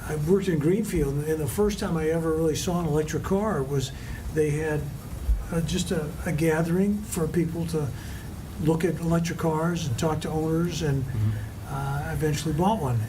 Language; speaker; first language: English; native; English